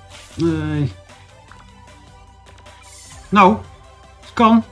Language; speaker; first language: Dutch; native; Dutch